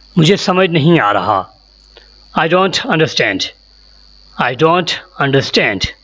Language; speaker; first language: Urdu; native; Urdu